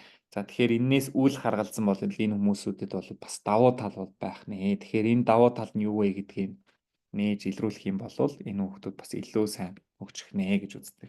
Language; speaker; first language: Mongolian; native; Mongolian